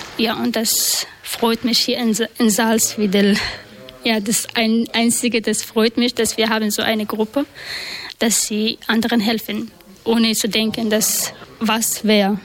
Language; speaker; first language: German; non-native, learner; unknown